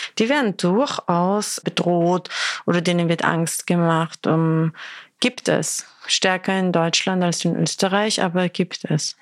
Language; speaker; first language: German; early bilingual, other home language; Persian